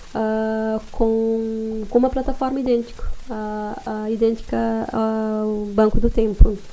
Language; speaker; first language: Portuguese; non-native, local second language; Kabuverdianu